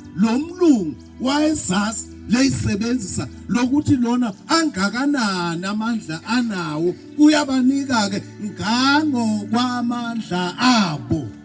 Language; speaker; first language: Zulu; non-native, local second language; Swati